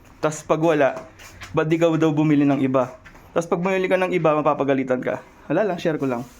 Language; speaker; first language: Filipino; native; Filipino